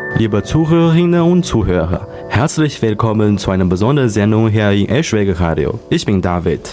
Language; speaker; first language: German; non-native, learner; Chinese